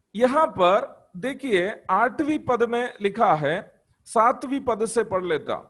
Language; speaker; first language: Hindi; non-native, local second language; Malayalam